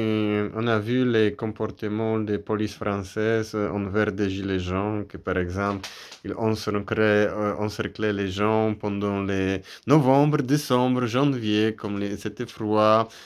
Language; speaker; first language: French; non-native, fluent; Polish